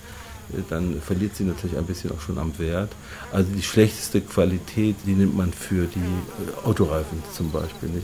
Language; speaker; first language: German; native; German